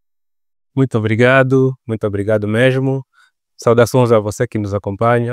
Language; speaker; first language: Portuguese; native; Portuguese